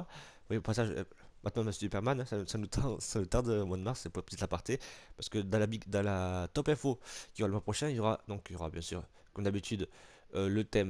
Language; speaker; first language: French; native; French